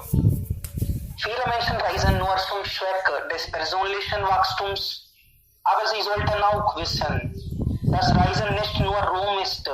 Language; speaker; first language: German; non-native, learner; Hindi